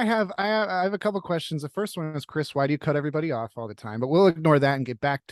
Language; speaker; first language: English; native; English